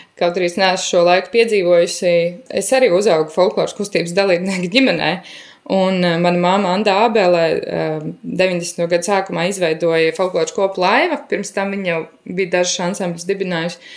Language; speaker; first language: Latvian; native; Latvian